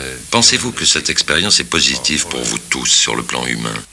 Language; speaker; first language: French; native; French